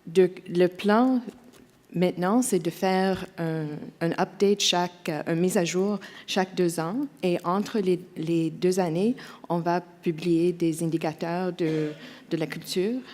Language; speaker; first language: French; non-native, local second language; English